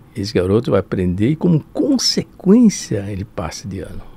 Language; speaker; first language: Portuguese; early bilingual, other home language; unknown